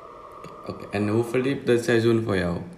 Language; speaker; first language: Dutch; non-native, fluent; Indonesian